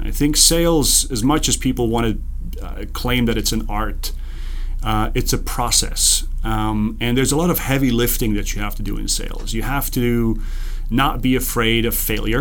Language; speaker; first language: English; non-native, fluent; Serbian